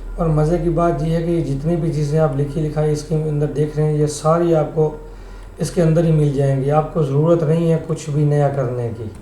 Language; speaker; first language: Urdu; native; Urdu